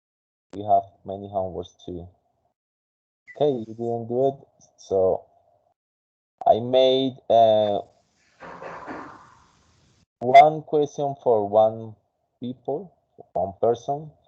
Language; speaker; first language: English; non-native, fluent; Spanish